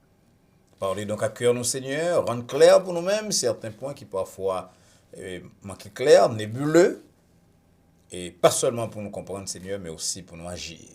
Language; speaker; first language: French; non-native, local second language; Haitian Creole